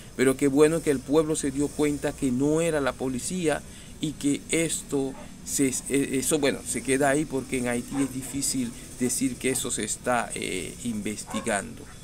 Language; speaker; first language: Spanish; native; Spanish